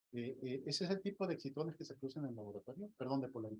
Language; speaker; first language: Spanish; native; Spanish